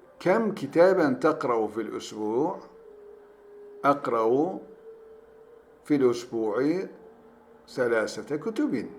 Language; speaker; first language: Arabic; non-native, fluent; Turkish